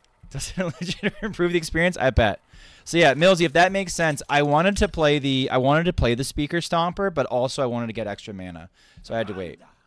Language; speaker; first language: English; native; English